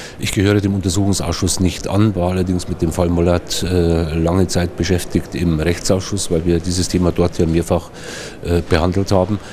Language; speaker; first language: German; native; German